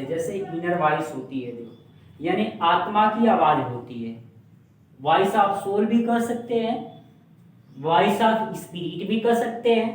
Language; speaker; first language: Hindi; native; Hindi